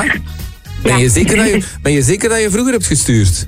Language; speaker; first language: Dutch; native; Dutch